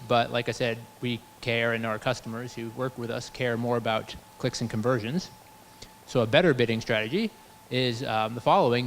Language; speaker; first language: English; native; English